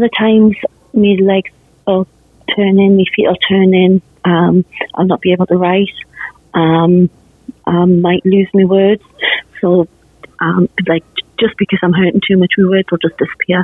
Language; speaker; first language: English; native; English